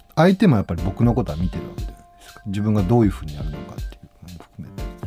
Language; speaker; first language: Japanese; native; Japanese